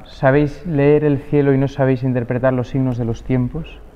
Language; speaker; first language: Spanish; native; Spanish